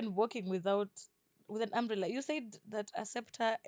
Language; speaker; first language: English; non-native, local second language; Swahili